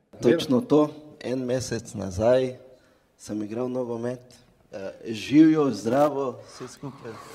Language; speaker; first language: Slovenian; non-native, fluent; Portuguese